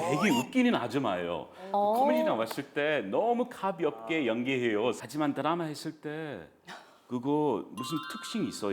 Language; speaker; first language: Korean; non-native, fluent; English